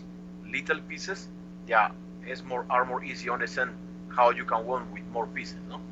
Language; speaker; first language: English; non-native, learner; Spanish